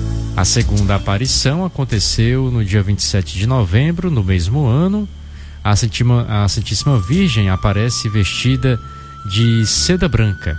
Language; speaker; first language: Portuguese; native; Portuguese